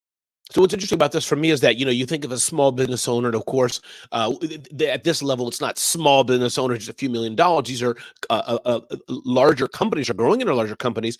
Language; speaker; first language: English; native; English